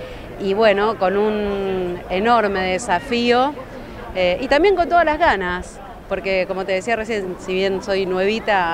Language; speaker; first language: Spanish; native; Spanish